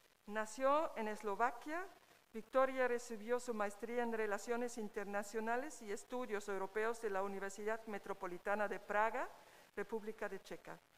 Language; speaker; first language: Spanish; native; Spanish